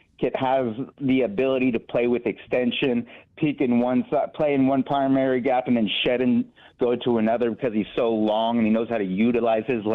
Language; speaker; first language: English; native; English